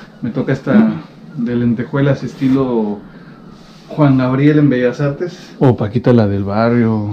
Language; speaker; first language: Spanish; native; Spanish